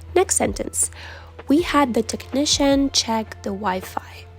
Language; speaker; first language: English; non-native, fluent; Ukrainian